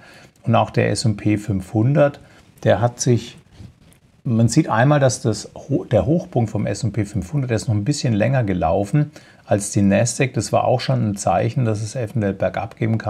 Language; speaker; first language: German; native; German